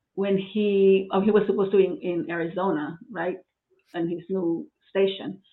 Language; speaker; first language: English; non-native, fluent; Spanish